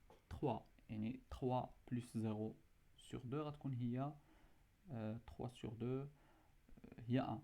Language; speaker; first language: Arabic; native; Arabic